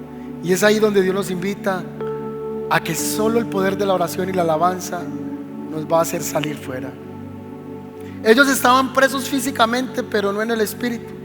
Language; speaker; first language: Spanish; native; Spanish